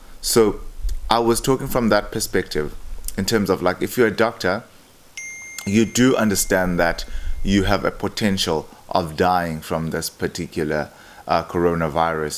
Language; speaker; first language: English; non-native, local second language; Xhosa